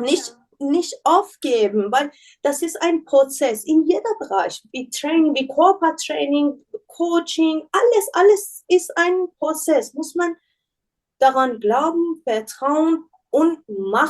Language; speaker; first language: German; non-native, learner; Persian